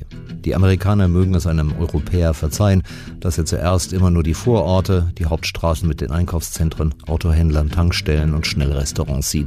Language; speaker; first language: German; native; German